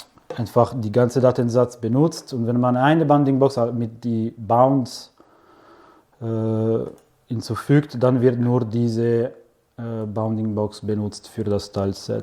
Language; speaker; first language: German; non-native, fluent; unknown